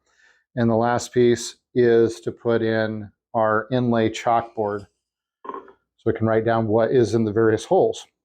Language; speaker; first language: English; native; English